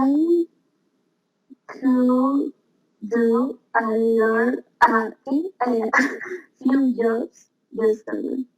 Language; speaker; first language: English; non-native, learner; Spanish